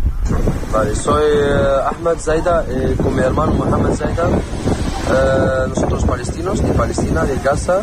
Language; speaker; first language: Spanish; non-native, learner; Arabic